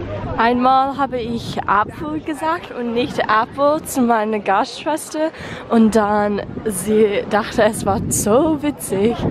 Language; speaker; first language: German; non-native, learner; English